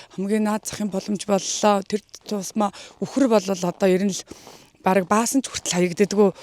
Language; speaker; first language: Mongolian; native; Mongolian